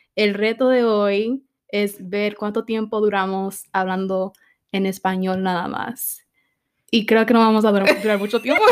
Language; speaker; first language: Spanish; early bilingual, heritage; Spanish